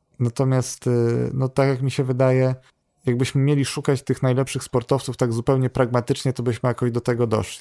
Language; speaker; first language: Polish; native; Polish